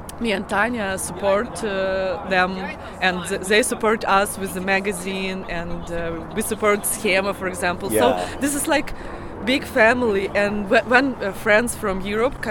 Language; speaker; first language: English; non-native, learner; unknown